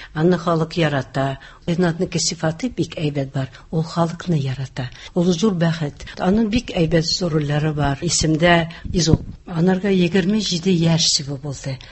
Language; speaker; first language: Tatar; early bilingual, heritage; Tatar